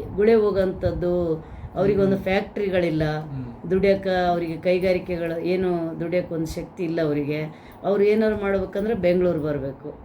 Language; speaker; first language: Kannada; native; Kannada